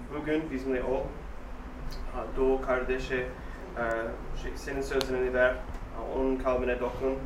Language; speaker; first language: Turkish; non-native, fluent; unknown